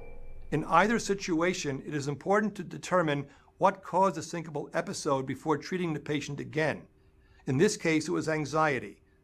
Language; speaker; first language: English; native; English